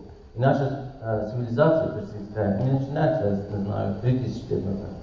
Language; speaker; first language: Russian; non-native, learner; Persian